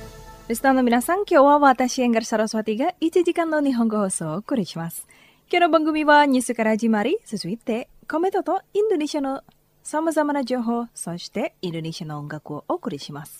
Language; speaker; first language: Japanese; non-native, fluent; Indonesian